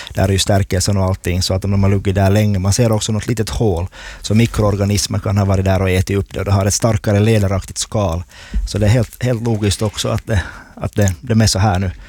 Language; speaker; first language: Swedish; native; Swedish